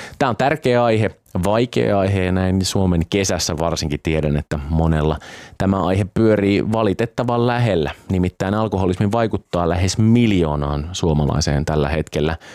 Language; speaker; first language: Finnish; native; Finnish